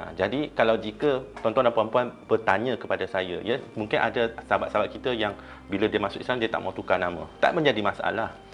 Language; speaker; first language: Malay; non-native, local second language; Chinese